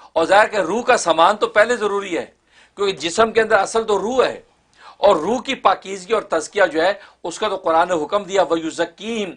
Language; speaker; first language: Urdu; native; Urdu